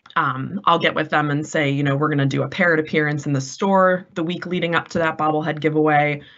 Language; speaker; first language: English; native; English